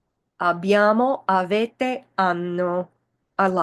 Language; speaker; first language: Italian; non-native, fluent; English